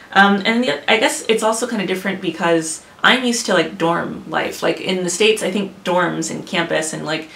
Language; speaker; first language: English; native; English